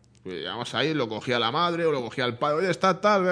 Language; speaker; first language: Spanish; native; Spanish